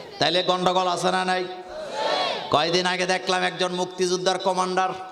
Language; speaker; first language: Bangla; native; Bangla